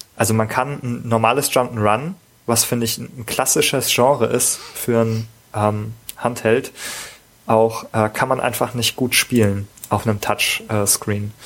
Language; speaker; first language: German; native; German